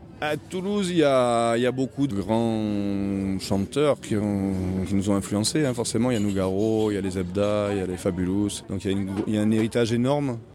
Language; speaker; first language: French; native; French